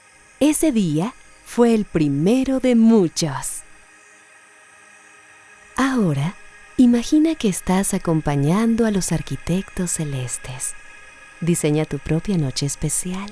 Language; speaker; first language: Spanish; native; Spanish